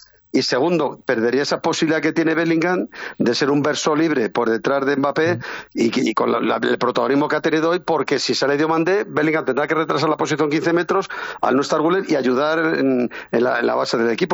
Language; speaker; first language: Spanish; native; Spanish